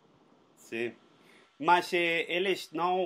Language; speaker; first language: Portuguese; non-native, learner; Spanish